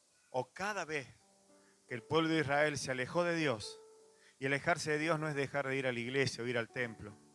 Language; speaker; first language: Spanish; native; Spanish